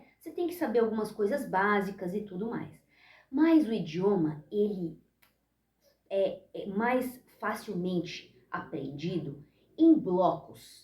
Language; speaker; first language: Portuguese; early bilingual, heritage; Portuguese